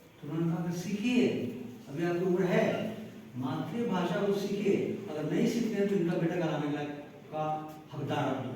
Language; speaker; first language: Hindi; native; Hindi